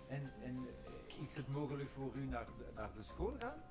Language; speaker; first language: Dutch; non-native, local second language; French